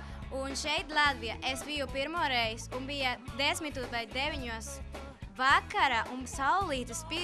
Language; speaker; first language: Latvian; non-native, learner; Spanish